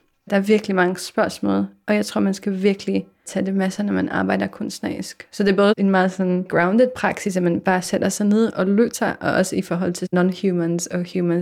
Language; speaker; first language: Danish; non-native, fluent; Polish